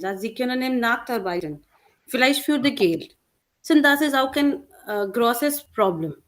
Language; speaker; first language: German; non-native, learner; Hindi